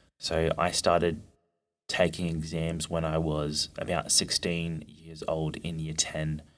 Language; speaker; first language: English; native; English